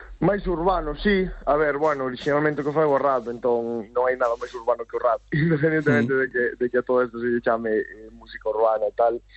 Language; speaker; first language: Galician; native; Galician